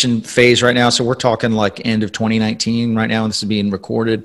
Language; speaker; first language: English; native; English